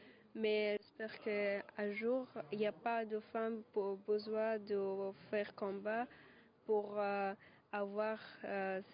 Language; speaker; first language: French; non-native, learner; Persian